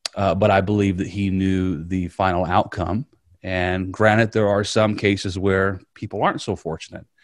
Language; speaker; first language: English; native; English